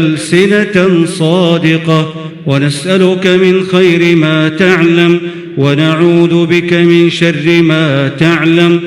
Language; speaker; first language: Arabic; native; Arabic